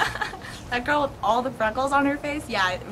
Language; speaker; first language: English; native; English